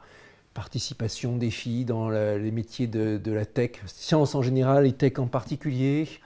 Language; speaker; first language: French; native; French